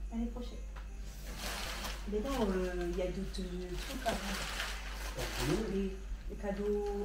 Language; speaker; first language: French; native; French